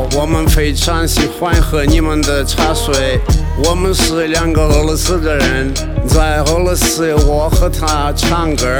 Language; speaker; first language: Chinese; non-native, learner; Russian